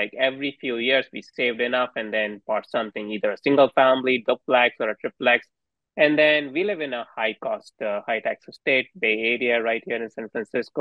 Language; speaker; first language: English; non-native, local second language; Hindi